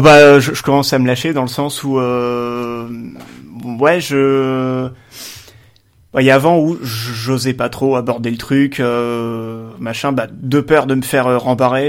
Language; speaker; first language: French; native; French